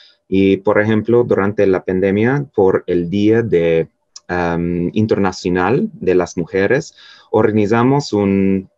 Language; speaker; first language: Spanish; non-native, fluent; English